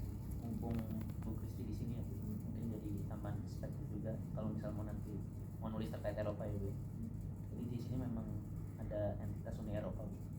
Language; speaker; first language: Indonesian; native; Indonesian